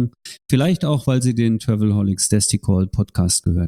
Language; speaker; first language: German; native; German